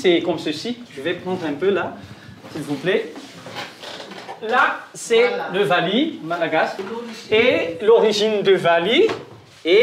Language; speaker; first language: French; non-native, local second language; Malagasy